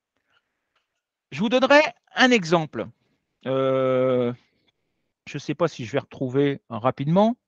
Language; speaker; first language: French; native; French